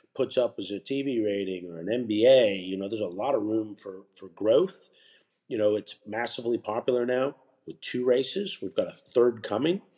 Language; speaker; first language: English; native; English